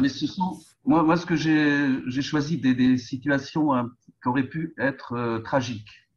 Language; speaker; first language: French; native; French